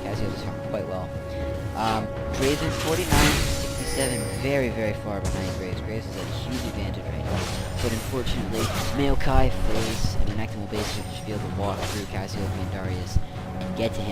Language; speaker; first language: English; native; English